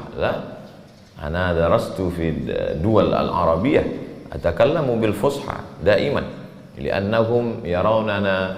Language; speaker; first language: Arabic; non-native, fluent; Indonesian